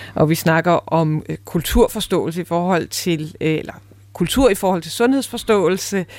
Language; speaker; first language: Danish; native; Danish